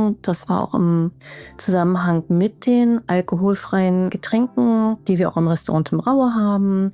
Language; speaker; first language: German; native; German